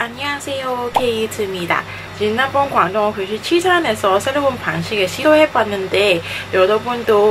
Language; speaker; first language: Korean; non-native, fluent; Cantonese